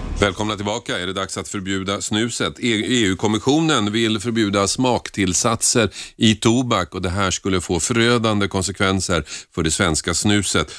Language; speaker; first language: Swedish; native; Swedish